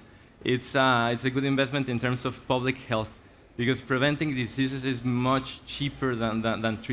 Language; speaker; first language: English; non-native, fluent; Spanish